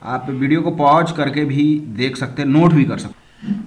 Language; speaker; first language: Hindi; native; Hindi